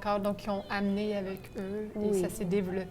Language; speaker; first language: French; native; French